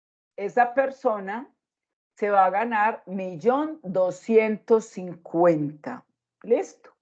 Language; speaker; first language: Spanish; native; Spanish